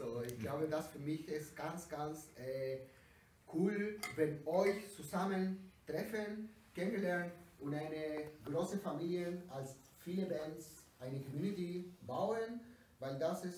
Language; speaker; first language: German; non-native, learner; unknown